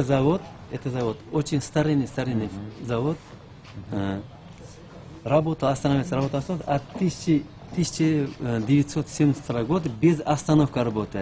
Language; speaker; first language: Russian; non-native, local second language; Uzbek